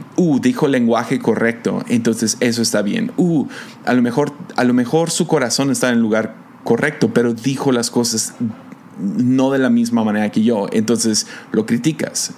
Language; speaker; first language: Spanish; non-native, fluent; English